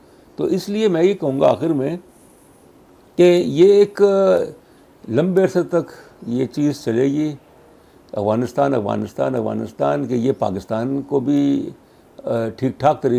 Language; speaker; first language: Urdu; native; Urdu